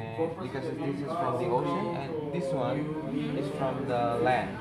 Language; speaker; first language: English; non-native, learner; Indonesian